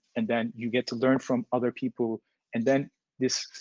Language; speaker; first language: English; non-native, fluent; Turkish